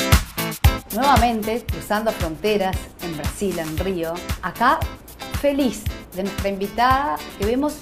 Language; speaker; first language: Spanish; native; Spanish